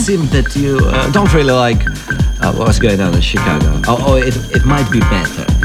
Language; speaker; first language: English; non-native, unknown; Russian